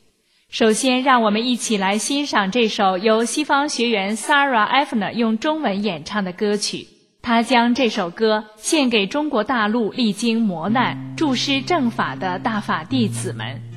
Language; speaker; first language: Chinese; native; Chinese